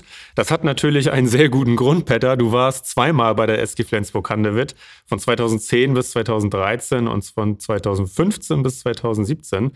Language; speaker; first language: German; native; German